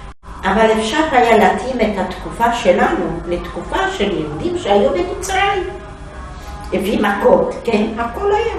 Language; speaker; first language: Hebrew; non-native, fluent; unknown